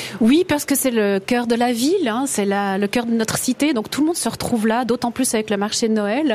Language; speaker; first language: French; native; French